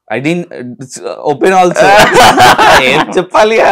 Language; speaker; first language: Telugu; non-native, learner; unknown